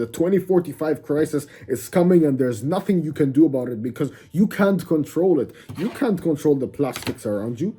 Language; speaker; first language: English; native; English